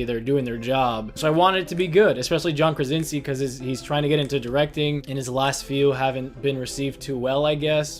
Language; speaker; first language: English; native; English